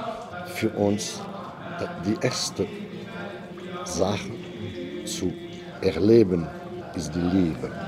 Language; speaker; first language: German; non-native, fluent; Arabic